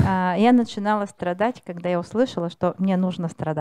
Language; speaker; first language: Russian; non-native, learner; Bulgarian